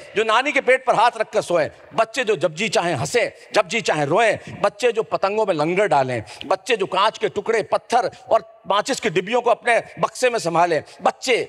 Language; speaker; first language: Hindi; native; Hindi